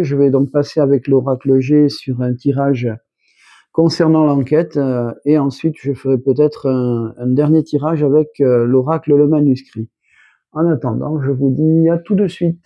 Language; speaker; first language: French; native; French